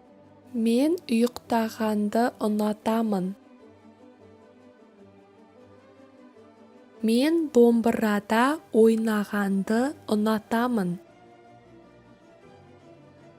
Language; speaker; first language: Kazakh; native; Kazakh